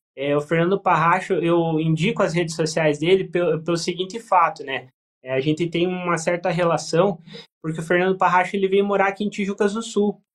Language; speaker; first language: Portuguese; native; Portuguese